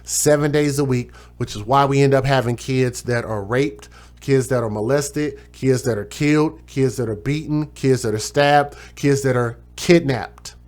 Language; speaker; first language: English; native; English